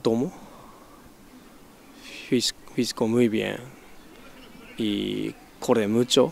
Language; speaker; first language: Spanish; non-native, learner; Japanese